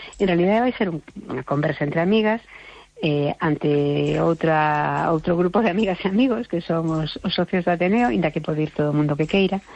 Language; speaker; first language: Galician; non-native, local second language; Spanish